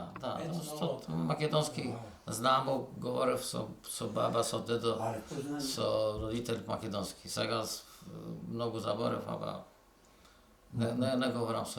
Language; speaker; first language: Macedonian; early bilingual, heritage; Polish